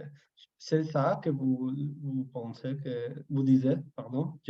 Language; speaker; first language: French; non-native, fluent; Catalan